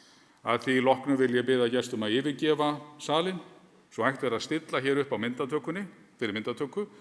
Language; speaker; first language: Icelandic; native; Icelandic